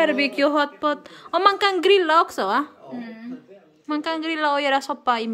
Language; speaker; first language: Swedish; non-native, learner; Indonesian